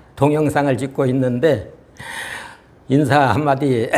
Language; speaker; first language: Korean; native; Korean